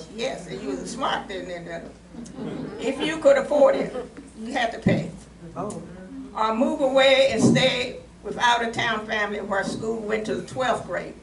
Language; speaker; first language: English; native; English